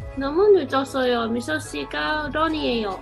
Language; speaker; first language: Korean; non-native, learner; English